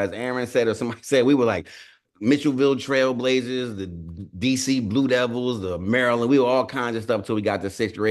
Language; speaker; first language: English; native; English